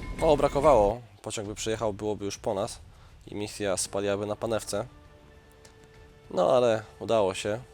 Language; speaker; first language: Polish; native; Polish